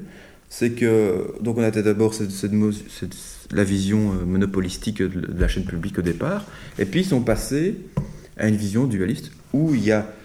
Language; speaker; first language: French; native; French